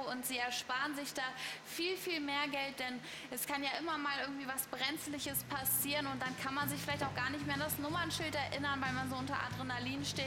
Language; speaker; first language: German; native; German